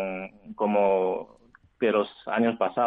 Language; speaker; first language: Spanish; non-native, fluent; Chinese